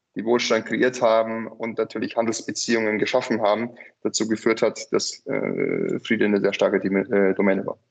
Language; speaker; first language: German; native; German